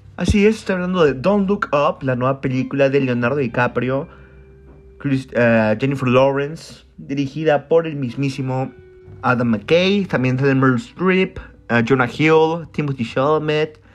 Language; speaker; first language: Spanish; native; Spanish